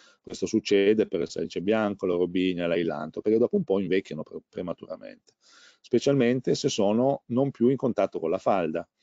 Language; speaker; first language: Italian; native; Italian